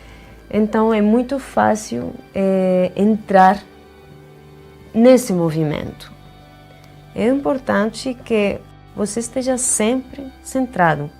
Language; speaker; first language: Portuguese; non-native, fluent; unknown